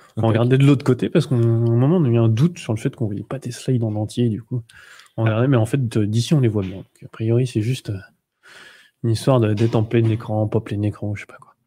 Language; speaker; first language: French; native; French